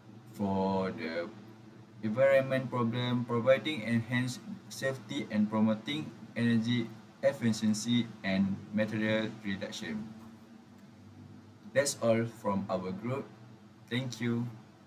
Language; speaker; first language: English; non-native, local second language; Malay